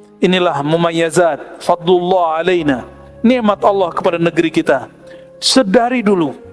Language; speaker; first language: Malay; non-native, local second language; Minangkabau